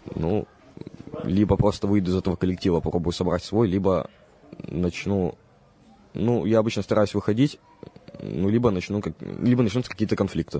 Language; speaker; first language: Russian; native; Russian